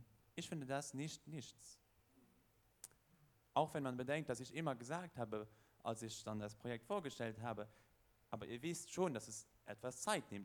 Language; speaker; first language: German; non-native, local second language; Luxembourgish